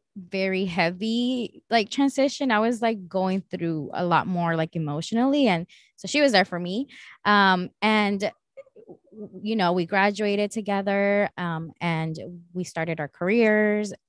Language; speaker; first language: English; early bilingual, other home language; Spanish